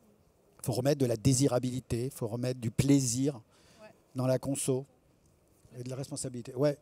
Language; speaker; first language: French; native; French